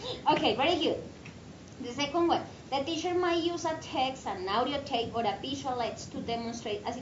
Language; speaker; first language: English; non-native, fluent; Spanish